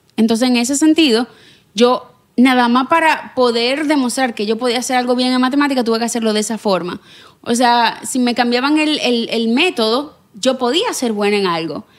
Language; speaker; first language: Spanish; native; Spanish